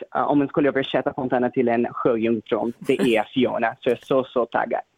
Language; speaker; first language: Swedish; non-native, fluent; Portuguese